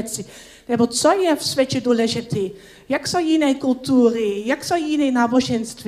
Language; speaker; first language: Czech; non-native, learner; Dutch